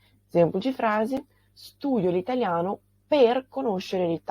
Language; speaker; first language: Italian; non-native, fluent; Portuguese